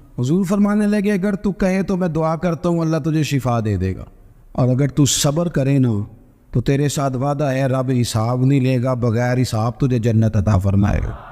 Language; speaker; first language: Urdu; non-native, local second language; Punjabi